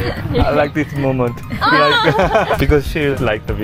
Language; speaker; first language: English; non-native, learner; Korean